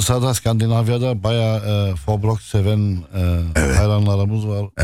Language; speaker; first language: Turkish; early bilingual, heritage; Arabic